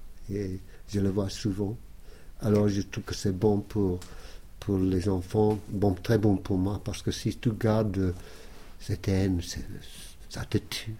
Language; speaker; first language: French; non-native, fluent; English